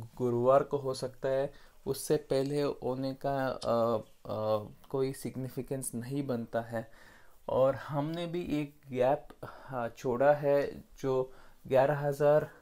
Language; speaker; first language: Hindi; non-native, local second language; Kannada